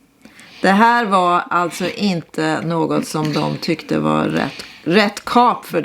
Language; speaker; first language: Swedish; native; Swedish